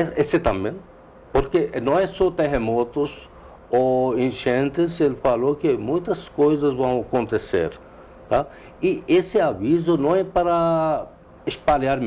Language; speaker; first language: Portuguese; non-native, learner; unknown